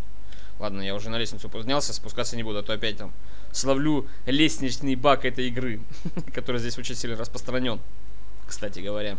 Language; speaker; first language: Russian; native; Russian